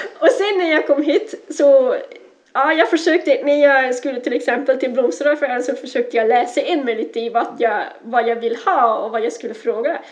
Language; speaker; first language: Swedish; non-native, fluent; Dutch